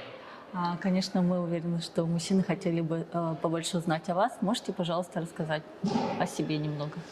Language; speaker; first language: Russian; native; Russian